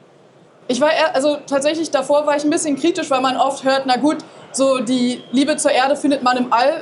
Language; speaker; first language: German; native; German